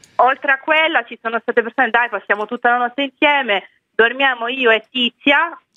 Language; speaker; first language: Italian; native; Italian